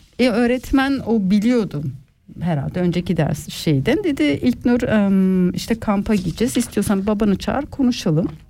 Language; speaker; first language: Turkish; early bilingual, heritage; Turkish